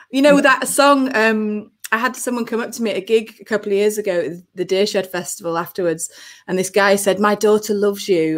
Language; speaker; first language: English; native; English